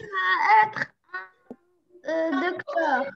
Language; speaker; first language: French; non-native, local second language; Arabic